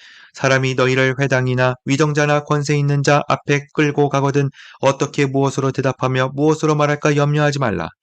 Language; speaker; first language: Korean; native; Korean